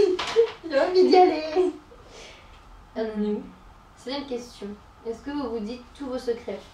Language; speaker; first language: French; native; French